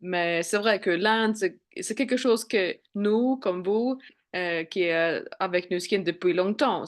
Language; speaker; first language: French; non-native, fluent; Swedish